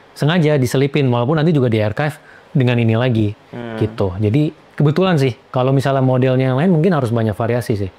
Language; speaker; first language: Indonesian; native; Indonesian